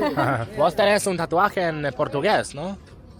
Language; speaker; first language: Spanish; non-native, fluent; Hebrew